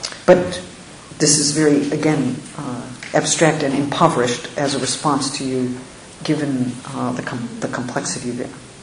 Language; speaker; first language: English; native; English